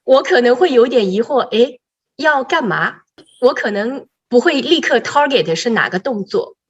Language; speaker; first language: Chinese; native; Chinese